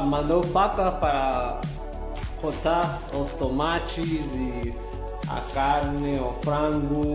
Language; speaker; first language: Portuguese; non-native, learner; Spanish